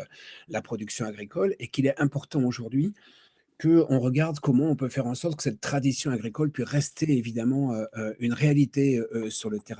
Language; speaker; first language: French; native; French